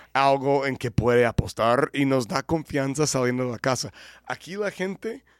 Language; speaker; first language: Spanish; non-native, fluent; English